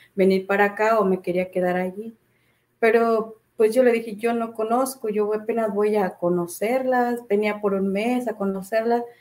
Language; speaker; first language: Spanish; native; Spanish